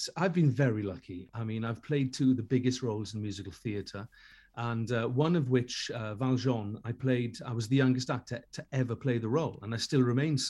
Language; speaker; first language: English; native; English